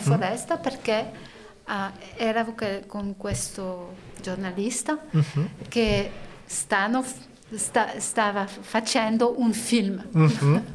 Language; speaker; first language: Italian; non-native, learner; French